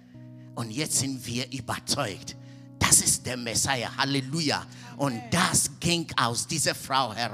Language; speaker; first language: German; non-native, fluent; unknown